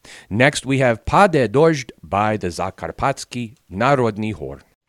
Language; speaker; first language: English; native; English